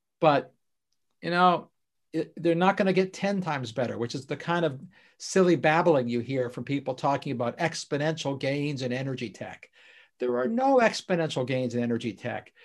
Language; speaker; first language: English; native; English